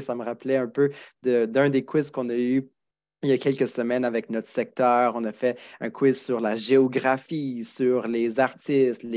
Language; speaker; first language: French; native; French